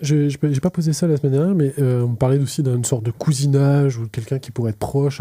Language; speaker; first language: French; native; French